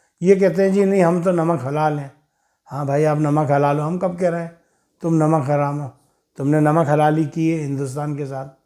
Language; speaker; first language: Urdu; native; Urdu